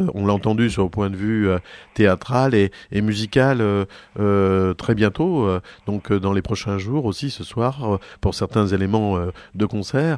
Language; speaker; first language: French; native; French